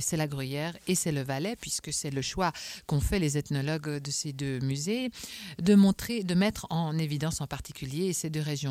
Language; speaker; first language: French; native; French